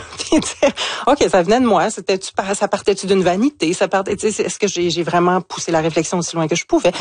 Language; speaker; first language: French; native; French